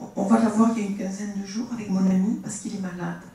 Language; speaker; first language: French; early bilingual, other home language; Spanish